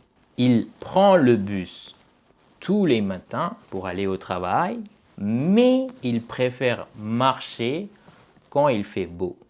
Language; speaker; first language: French; non-native, fluent; Tamil